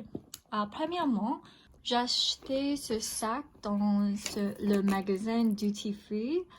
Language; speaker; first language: French; non-native, learner; English